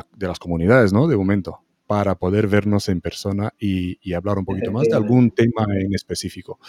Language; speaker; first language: Spanish; non-native, fluent; Romanian